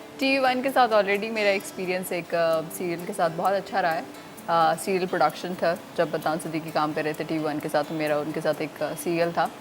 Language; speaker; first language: Urdu; native; Urdu